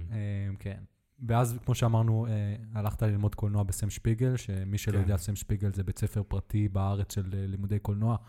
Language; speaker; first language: Hebrew; native; Hebrew